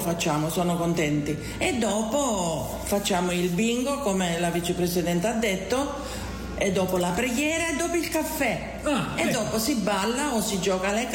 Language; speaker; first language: Italian; native; Italian